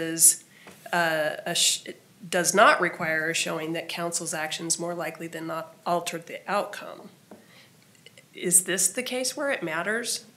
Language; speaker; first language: English; native; English